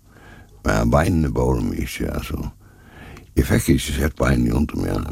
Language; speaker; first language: Danish; non-native, local second language; Faroese